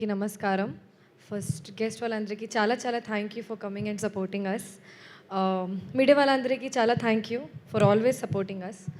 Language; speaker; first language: Telugu; non-native, learner; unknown